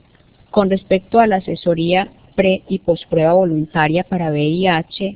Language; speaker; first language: Spanish; native; Spanish